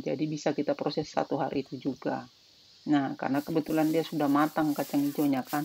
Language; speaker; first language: Indonesian; native; Indonesian